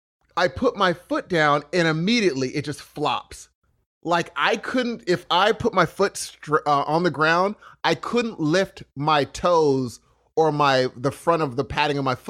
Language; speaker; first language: English; native; English